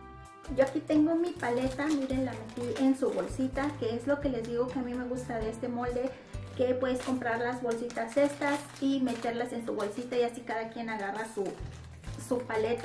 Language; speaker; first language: Spanish; native; Spanish